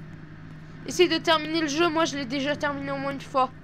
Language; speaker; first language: French; native; French